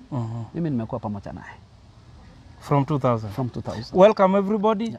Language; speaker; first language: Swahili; non-native, local second language; Gusii